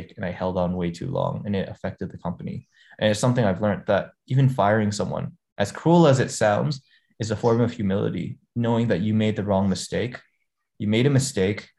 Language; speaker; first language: English; native; English